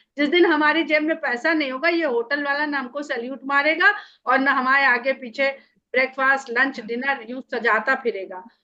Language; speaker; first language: Hindi; native; Hindi